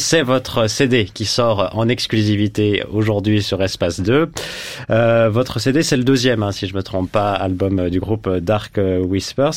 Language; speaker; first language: French; native; French